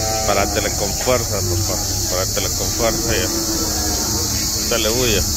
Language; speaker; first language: Spanish; native; Spanish